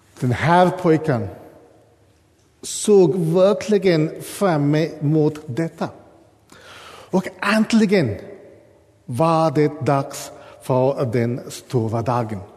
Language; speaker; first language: Swedish; non-native, fluent; English